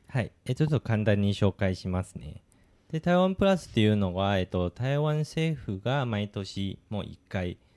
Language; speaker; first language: Japanese; non-native, fluent; Chinese